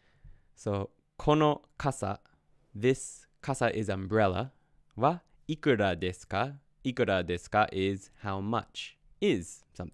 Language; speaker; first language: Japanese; non-native, fluent; English